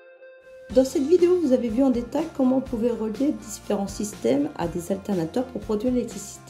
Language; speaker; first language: French; native; French